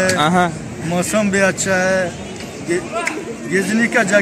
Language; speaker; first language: Hindi; non-native, learner; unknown